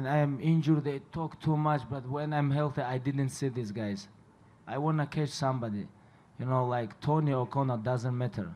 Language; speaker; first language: English; non-native, learner; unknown